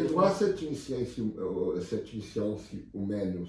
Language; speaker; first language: French; non-native, learner; Portuguese